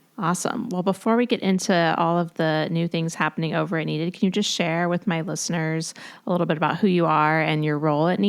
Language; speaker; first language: English; native; English